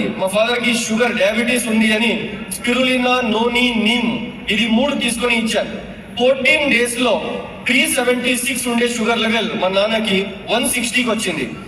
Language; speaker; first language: Telugu; non-native, local second language; Urdu